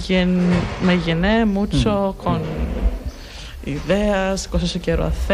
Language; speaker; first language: Spanish; non-native, learner; Greek